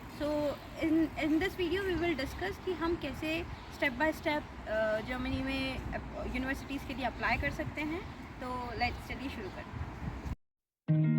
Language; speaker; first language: Hindi; native; Hindi